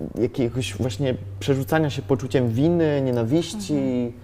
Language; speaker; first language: Polish; native; Polish